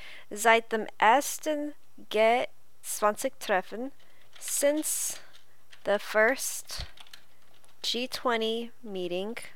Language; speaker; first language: German; non-native, learner; English